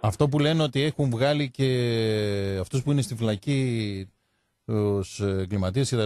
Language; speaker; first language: Greek; native; Greek